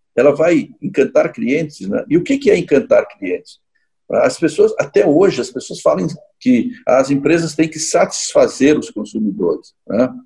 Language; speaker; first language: Portuguese; native; Portuguese